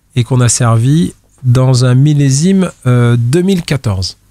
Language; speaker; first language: French; native; French